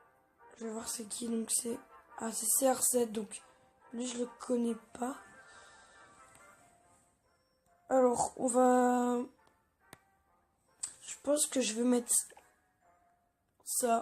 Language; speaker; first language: French; native; French